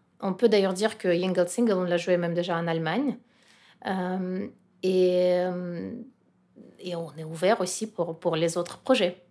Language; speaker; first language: French; non-native, fluent; Russian